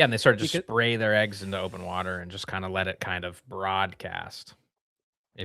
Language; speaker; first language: English; native; English